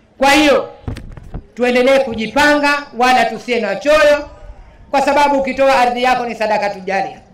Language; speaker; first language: Swahili; native; Swahili